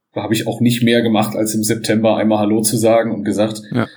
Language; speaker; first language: German; native; German